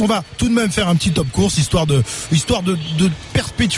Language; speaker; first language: French; native; French